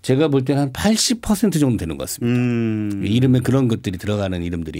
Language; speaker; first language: Korean; native; Korean